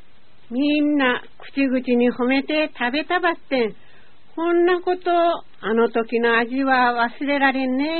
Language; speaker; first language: Japanese; native; Japanese